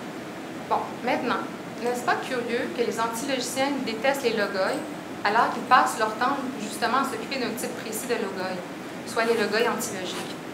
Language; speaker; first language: French; native; French